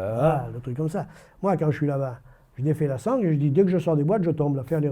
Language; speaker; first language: French; native; French